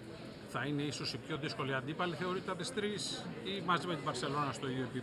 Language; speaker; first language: Greek; native; Greek